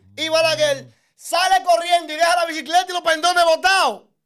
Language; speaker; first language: Spanish; native; Spanish